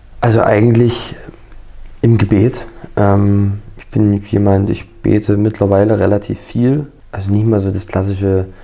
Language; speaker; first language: German; native; German